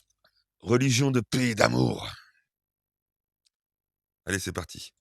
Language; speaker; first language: French; native; French